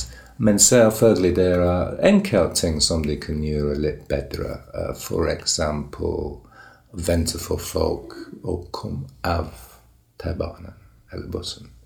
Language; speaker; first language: Norwegian; non-native, learner; English